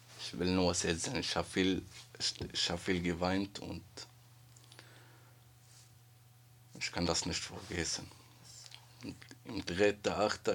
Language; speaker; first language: German; non-native, learner; Arabic